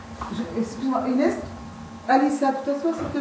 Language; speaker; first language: French; native; French